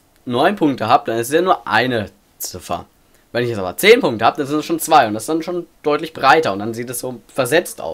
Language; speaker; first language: German; native; German